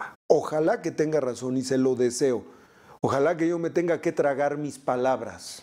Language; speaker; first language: Spanish; native; Spanish